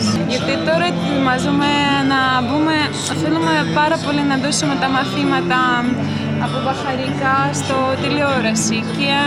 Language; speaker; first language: Greek; non-native, fluent; Ukrainian